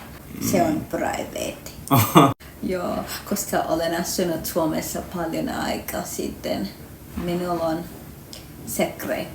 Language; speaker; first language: Finnish; non-native, learner; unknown